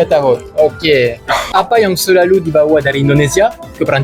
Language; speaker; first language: Indonesian; non-native, fluent; French